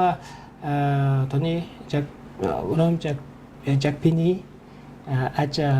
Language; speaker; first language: Thai; non-native, learner; Mongolian